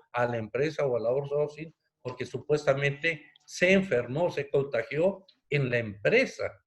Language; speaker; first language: Spanish; native; Spanish